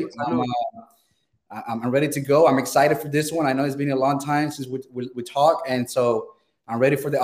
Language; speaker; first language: English; non-native, fluent; Spanish